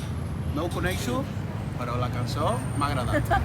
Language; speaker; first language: Catalan; non-native, local second language; Spanish